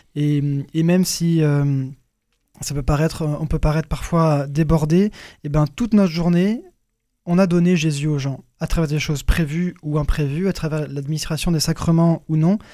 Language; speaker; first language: French; native; French